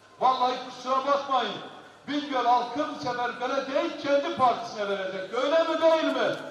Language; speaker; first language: Turkish; non-native, local second language; Kurdish